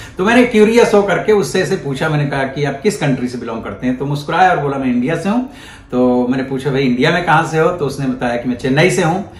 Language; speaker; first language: Hindi; native; Hindi